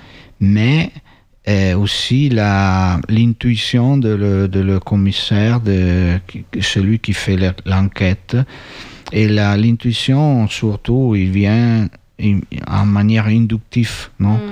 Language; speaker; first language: French; non-native, fluent; Italian